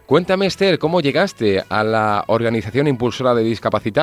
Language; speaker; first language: Spanish; native; Spanish